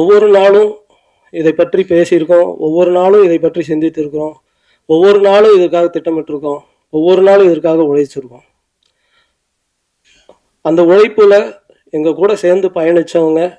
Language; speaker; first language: Tamil; native; Tamil